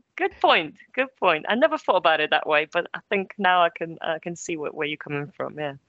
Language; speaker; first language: English; early bilingual, other home language; Polish